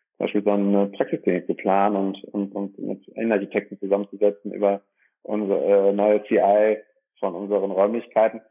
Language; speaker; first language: German; native; German